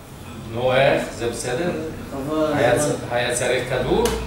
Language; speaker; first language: Hebrew; non-native, learner; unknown